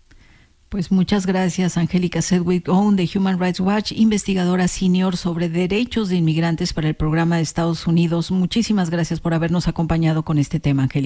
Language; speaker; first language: Spanish; native; Spanish